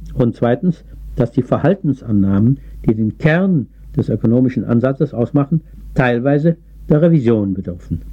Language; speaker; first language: German; native; German